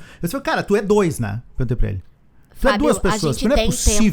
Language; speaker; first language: Portuguese; native; Portuguese